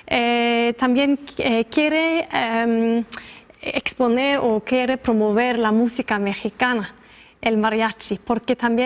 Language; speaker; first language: Spanish; non-native, fluent; Norwegian